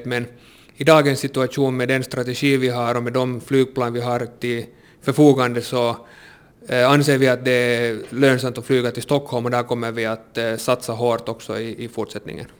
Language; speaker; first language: Swedish; native; Swedish